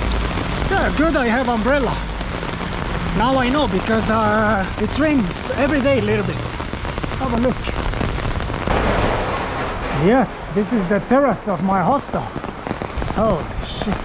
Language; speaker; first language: English; non-native, fluent; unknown